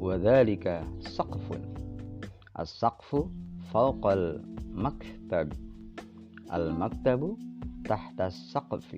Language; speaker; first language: Arabic; non-native, fluent; Indonesian